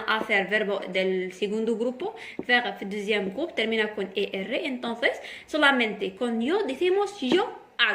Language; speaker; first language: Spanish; non-native, fluent; Arabic